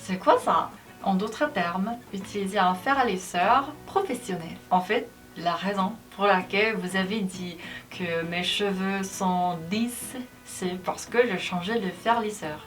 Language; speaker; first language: French; non-native, learner; Korean